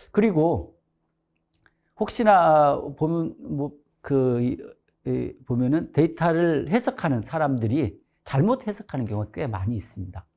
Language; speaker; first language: Korean; native; Korean